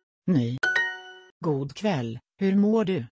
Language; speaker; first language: Swedish; non-native, learner; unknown